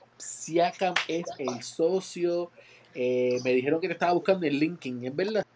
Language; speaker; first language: Spanish; native; Spanish